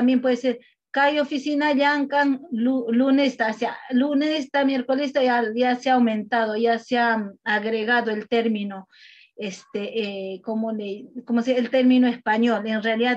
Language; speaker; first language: Spanish; non-native, local second language; Quechua